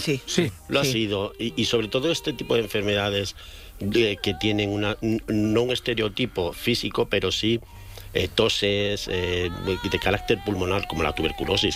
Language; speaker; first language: Spanish; native; Spanish